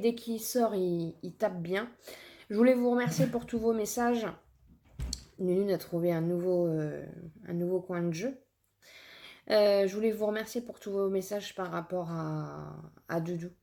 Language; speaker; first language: French; native; French